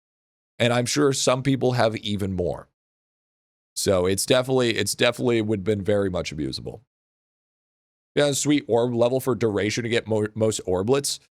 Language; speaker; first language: English; native; English